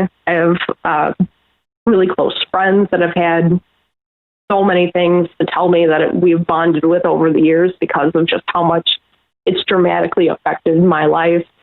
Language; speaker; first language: English; native; English